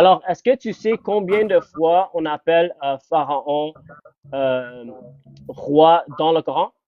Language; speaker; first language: French; non-native, fluent; English